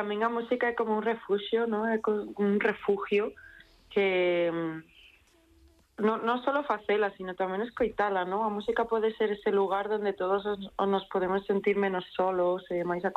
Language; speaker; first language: Galician; non-native, local second language; Spanish